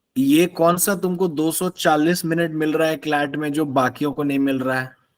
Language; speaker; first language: Hindi; native; Hindi